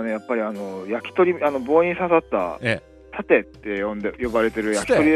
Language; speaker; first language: Japanese; native; Japanese